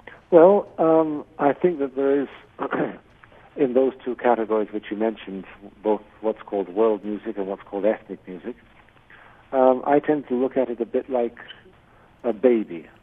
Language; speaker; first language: English; native; English